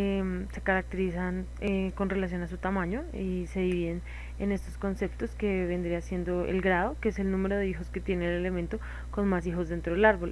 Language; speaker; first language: Spanish; native; Spanish